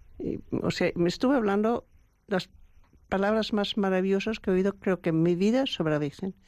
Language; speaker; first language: Spanish; non-native, fluent; German